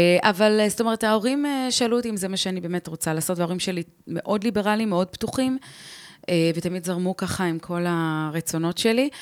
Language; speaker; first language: Hebrew; early bilingual, heritage; Hebrew